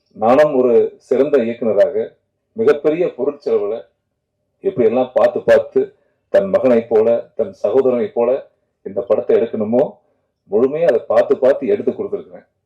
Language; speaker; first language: Tamil; native; Tamil